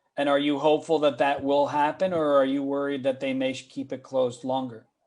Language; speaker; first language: English; native; English